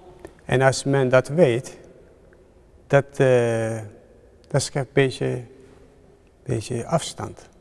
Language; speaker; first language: Dutch; non-native, fluent; Turkish